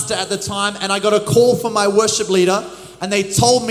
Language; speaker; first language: English; native; English